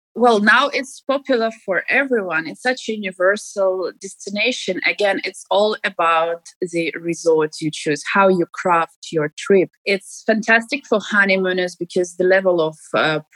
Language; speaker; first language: English; non-native, fluent; Ukrainian